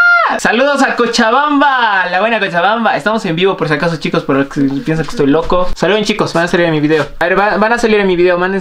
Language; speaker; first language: Spanish; native; Spanish